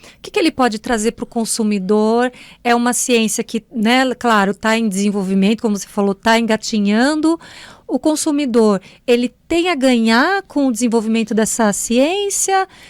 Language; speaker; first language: Portuguese; native; Portuguese